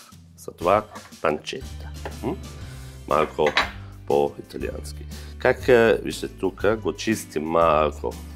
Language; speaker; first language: Bulgarian; non-native, fluent; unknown